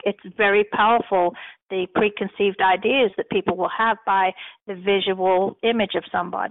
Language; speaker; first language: English; native; English